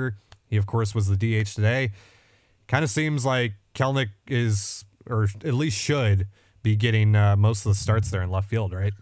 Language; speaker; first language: English; native; English